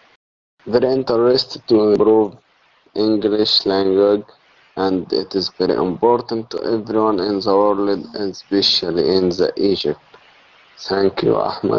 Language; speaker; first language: English; non-native, learner; Arabic